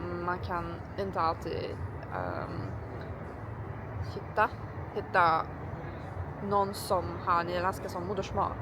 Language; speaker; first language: Swedish; non-native, learner; Turkish